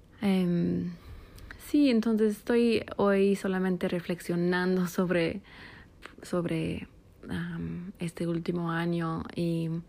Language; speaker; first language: Spanish; non-native, fluent; English